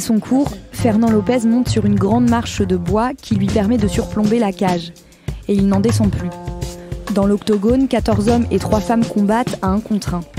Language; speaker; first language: French; native; French